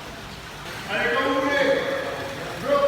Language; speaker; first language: French; native; French